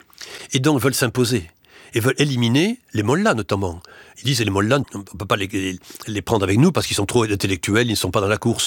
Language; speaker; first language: French; native; French